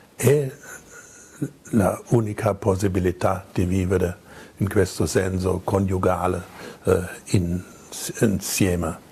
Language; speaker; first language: Italian; non-native, fluent; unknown